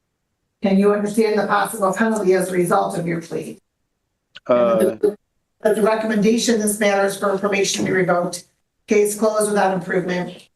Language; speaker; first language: English; native; English